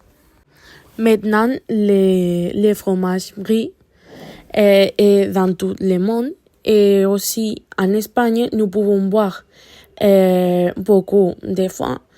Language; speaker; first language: French; non-native, learner; Spanish